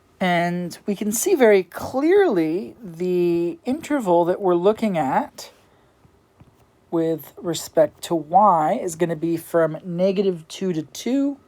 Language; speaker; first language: English; native; English